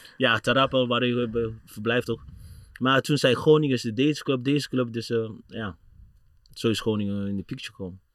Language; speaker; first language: Dutch; non-native, fluent; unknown